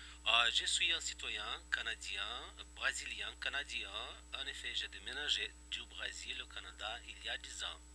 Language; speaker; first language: French; non-native, fluent; Portuguese